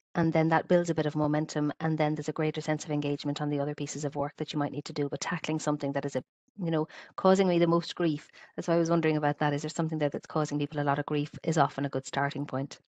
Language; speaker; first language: English; native; English